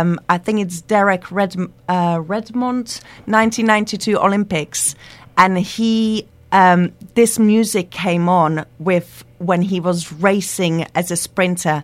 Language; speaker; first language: English; non-native, fluent; Czech